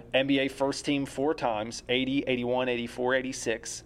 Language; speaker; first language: English; native; English